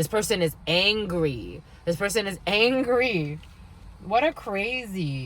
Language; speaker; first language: English; native; English